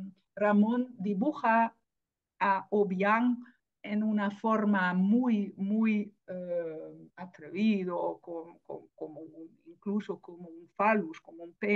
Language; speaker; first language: Spanish; non-native, fluent; Dutch